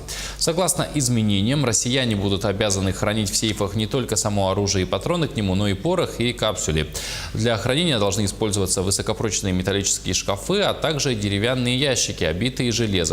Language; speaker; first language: Russian; native; Russian